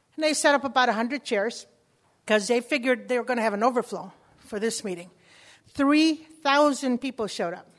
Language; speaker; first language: English; early bilingual, other home language; Spanish